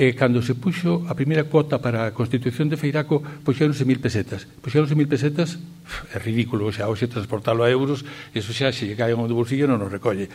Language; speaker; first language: Galician; native; Galician